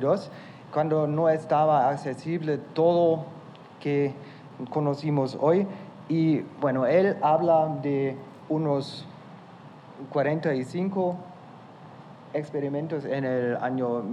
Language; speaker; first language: Spanish; non-native, fluent; German